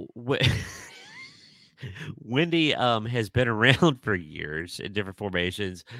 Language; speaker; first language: English; native; English